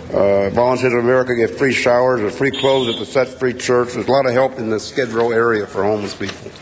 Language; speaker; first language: English; native; English